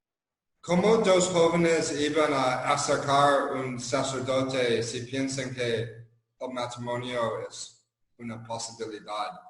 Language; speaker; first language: Spanish; non-native, fluent; English